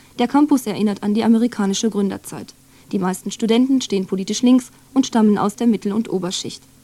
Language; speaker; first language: German; native; German